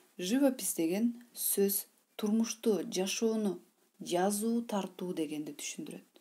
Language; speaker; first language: Kyrgyz; non-native, local second language; Uzbek